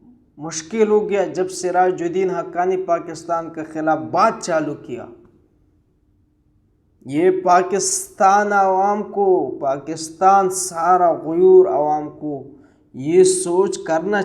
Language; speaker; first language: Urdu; non-native, learner; Pashto